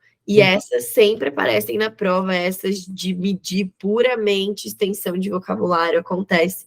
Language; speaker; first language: Portuguese; native; Portuguese